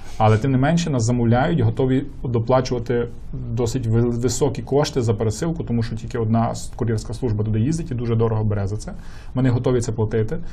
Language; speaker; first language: Ukrainian; native; Ukrainian